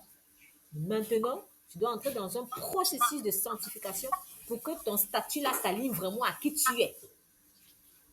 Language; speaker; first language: French; native; French